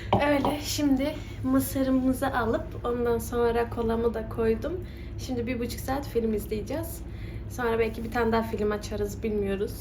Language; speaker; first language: Turkish; early bilingual, heritage; Turkish